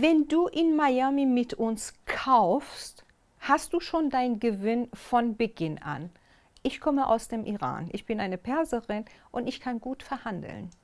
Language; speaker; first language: German; non-native, fluent; Persian